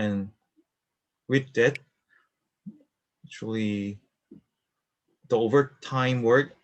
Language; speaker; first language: English; non-native, learner; Korean